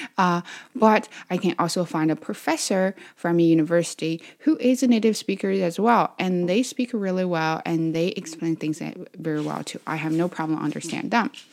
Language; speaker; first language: English; non-native, fluent; Chinese